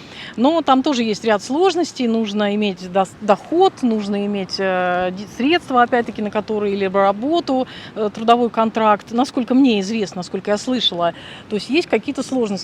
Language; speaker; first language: Russian; native; Russian